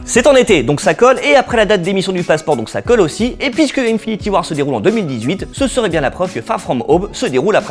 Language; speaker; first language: French; native; French